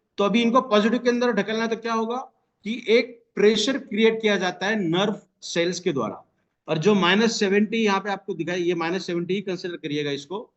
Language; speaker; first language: Hindi; non-native, local second language; Marathi